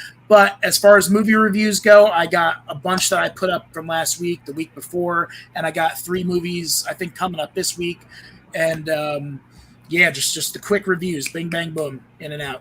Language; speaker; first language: English; native; English